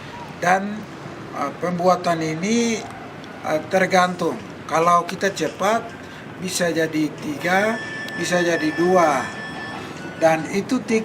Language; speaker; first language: Indonesian; non-native, local second language; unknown